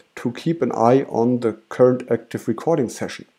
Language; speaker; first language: English; non-native, fluent; German